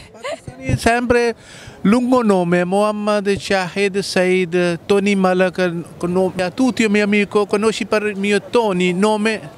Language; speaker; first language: Italian; non-native, learner; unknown